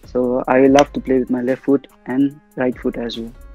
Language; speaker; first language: English; non-native, local second language; Tamil